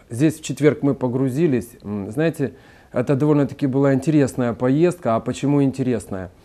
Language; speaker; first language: Russian; native; Russian